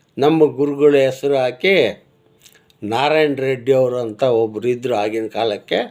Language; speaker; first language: Kannada; non-native, local second language; Telugu